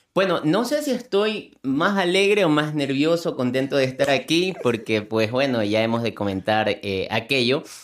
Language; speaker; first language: Spanish; native; Spanish